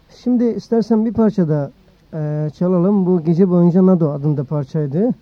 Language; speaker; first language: Turkish; native; Turkish